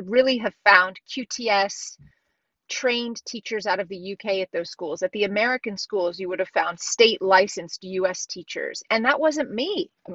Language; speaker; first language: English; native; English